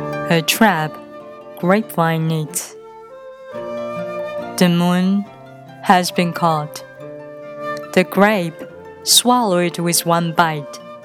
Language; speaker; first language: English; non-native, fluent; Chinese